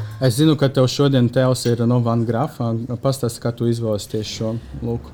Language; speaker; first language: Latvian; non-native, local second language; Russian